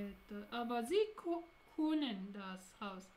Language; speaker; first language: German; non-native, learner; Japanese